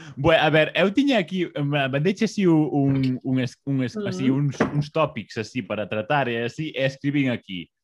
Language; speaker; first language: Galician; non-native, local second language; Spanish